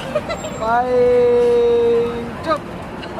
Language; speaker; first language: Japanese; non-native, learner; Indonesian